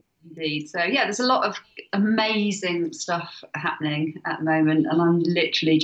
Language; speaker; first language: English; native; English